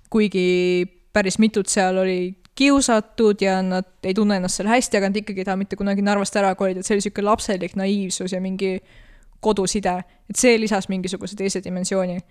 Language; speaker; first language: Estonian; non-native, local second language; Russian